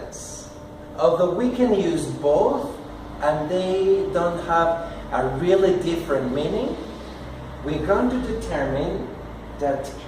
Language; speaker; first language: English; non-native, fluent; Spanish